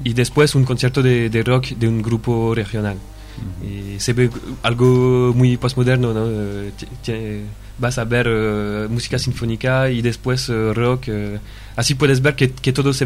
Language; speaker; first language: Spanish; non-native, fluent; French